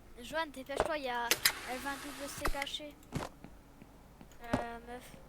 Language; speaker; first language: French; native; French